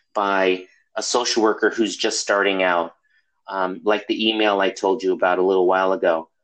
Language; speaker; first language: English; native; English